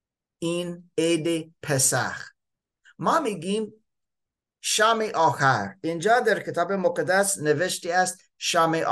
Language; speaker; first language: Persian; non-native, fluent; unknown